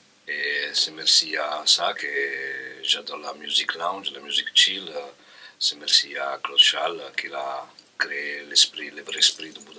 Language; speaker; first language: French; non-native, fluent; Italian